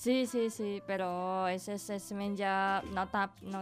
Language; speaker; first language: Catalan; non-native, learner; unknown